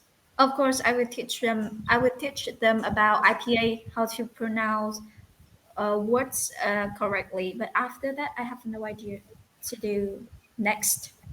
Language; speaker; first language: English; non-native, fluent; Vietnamese